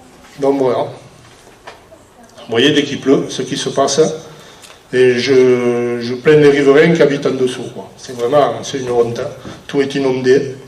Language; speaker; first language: French; native; French